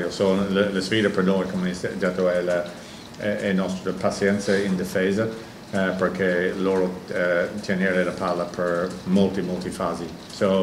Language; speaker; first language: Italian; non-native, learner; English